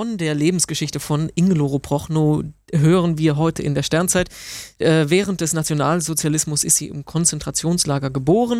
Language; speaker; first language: German; native; German